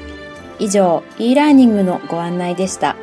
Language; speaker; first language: Japanese; native; Japanese